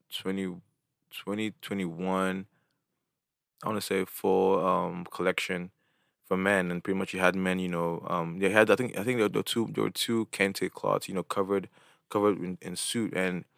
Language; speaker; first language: English; non-native, local second language; Igbo